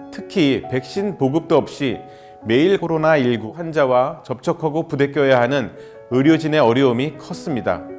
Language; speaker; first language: Korean; native; Korean